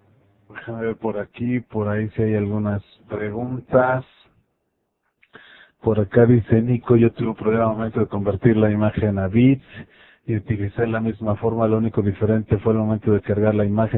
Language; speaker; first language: Spanish; native; Spanish